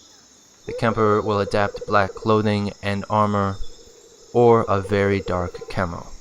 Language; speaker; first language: English; native; English